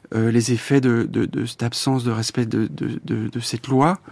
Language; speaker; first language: French; native; French